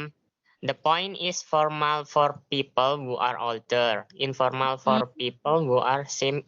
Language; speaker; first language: English; non-native, learner; Indonesian